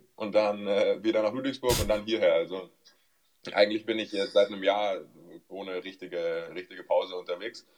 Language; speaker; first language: German; native; German